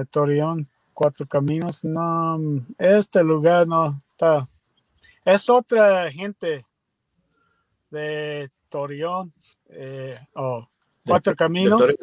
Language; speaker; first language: Spanish; non-native, learner; English